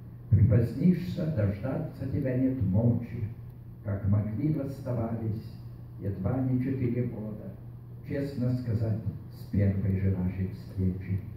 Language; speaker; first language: Russian; non-native, local second language; Lithuanian